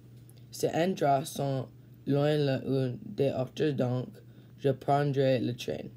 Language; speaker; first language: French; non-native, learner; English